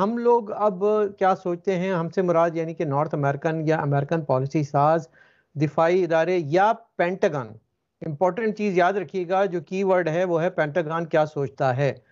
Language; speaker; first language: Urdu; native; Urdu